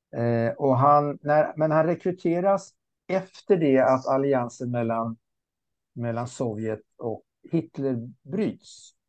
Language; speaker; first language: Swedish; early bilingual, other home language; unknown